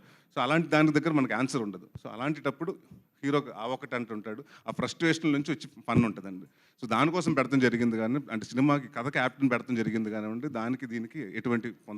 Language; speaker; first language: Telugu; native; Telugu